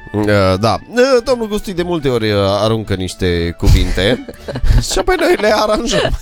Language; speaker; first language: Romanian; native; Romanian